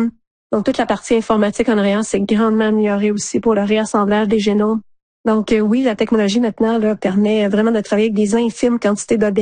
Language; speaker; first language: French; native; French